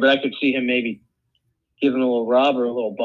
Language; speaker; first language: English; native; English